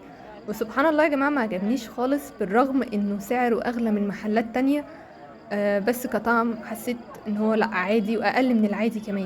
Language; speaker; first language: Arabic; native; Arabic